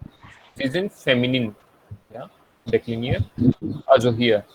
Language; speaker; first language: German; non-native, fluent; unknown